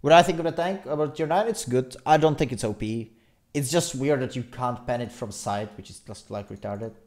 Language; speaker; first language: English; non-native, fluent; Czech